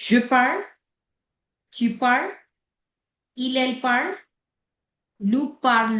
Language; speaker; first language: French; non-native, fluent; Hindi